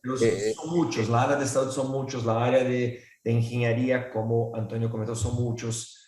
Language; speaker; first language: Spanish; non-native, fluent; Portuguese